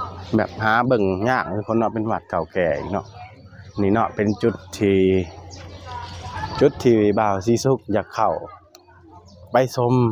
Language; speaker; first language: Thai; non-native, local second language; Northeastern Thai